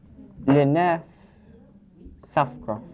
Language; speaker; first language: French; non-native, learner; English